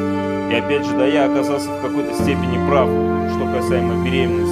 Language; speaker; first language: Russian; native; Russian